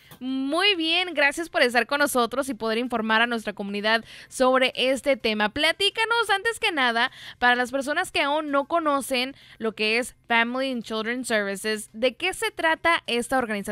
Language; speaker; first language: Spanish; native; Spanish